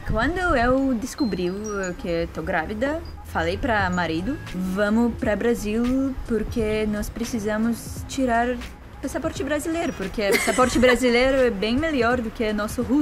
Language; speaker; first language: Portuguese; non-native, learner; Russian